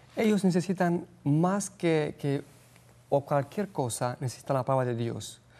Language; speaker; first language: Spanish; non-native, fluent; Romanian